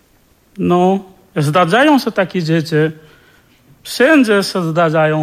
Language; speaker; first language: Polish; non-native, learner; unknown